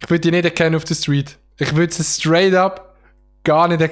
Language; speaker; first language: German; native; German